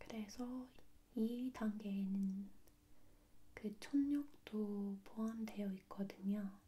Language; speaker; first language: Korean; non-native, fluent; English